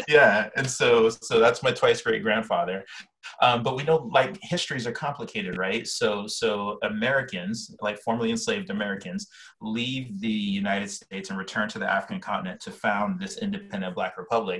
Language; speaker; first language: English; native; English